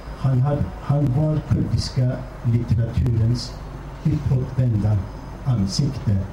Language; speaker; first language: Swedish; non-native, fluent; Kurdish